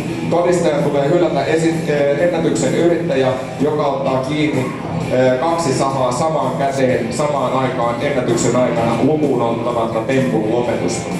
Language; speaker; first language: Finnish; native; Finnish